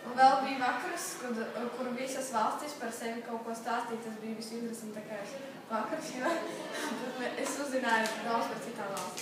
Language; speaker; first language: Latvian; non-native, local second language; Russian